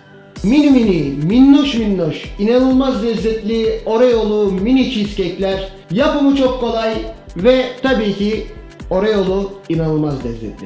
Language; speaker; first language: Turkish; native; Turkish